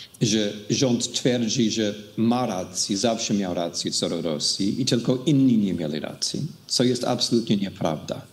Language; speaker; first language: Polish; non-native, fluent; English